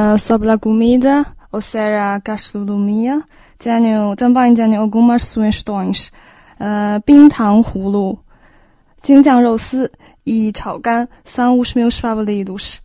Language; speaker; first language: Portuguese; non-native, learner; Chinese